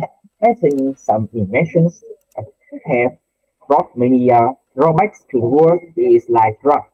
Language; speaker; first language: English; non-native, learner; Vietnamese